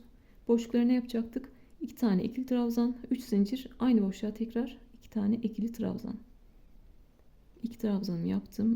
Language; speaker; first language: Turkish; native; Turkish